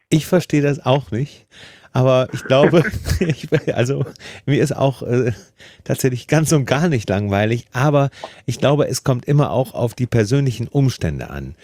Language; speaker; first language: German; native; German